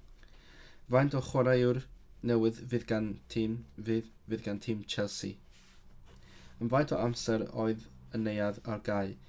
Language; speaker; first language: Welsh; non-native, learner; Cantonese